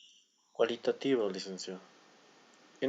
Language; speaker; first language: Spanish; native; Spanish